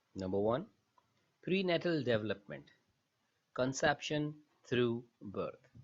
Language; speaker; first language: English; non-native, local second language; Urdu